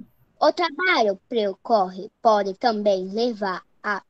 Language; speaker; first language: Portuguese; native; Portuguese